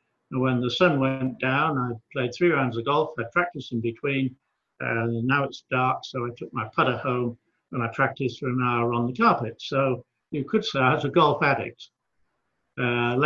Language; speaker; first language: English; native; English